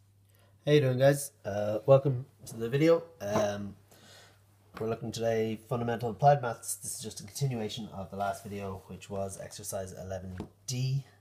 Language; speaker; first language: English; native; English